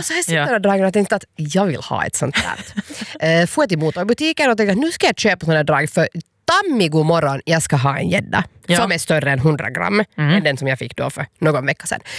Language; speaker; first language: Swedish; native; Swedish